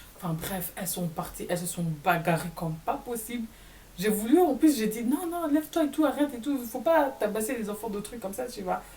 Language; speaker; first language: French; native; French